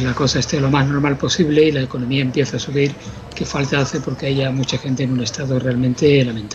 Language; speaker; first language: Spanish; native; Spanish